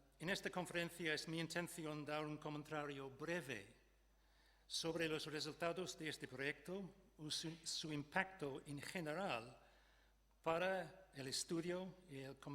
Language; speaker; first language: Spanish; non-native, fluent; English